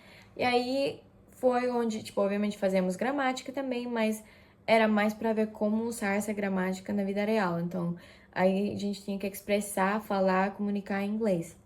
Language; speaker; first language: Portuguese; non-native, fluent; Japanese